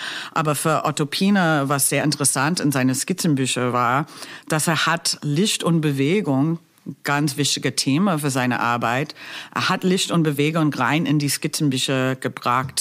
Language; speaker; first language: German; non-native, fluent; English